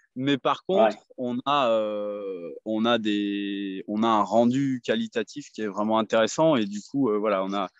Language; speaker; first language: French; native; French